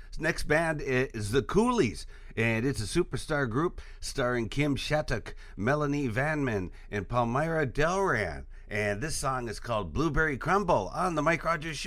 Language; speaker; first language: English; native; English